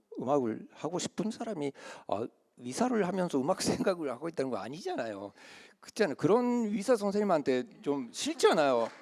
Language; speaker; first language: Korean; early bilingual, heritage; Korean